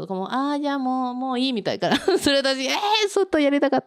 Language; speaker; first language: Japanese; non-native, learner; Spanish